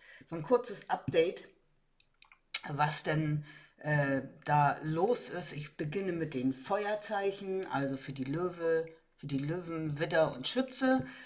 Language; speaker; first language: German; native; German